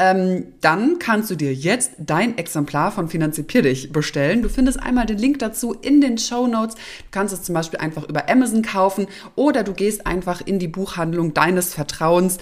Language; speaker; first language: German; native; German